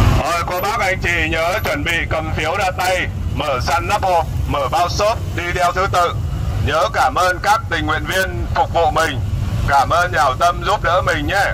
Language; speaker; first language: Vietnamese; native; Vietnamese